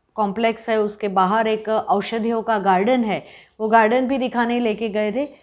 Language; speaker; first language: Hindi; non-native, local second language; Gujarati